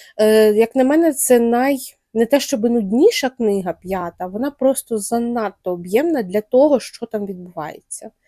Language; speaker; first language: Ukrainian; non-native, local second language; Russian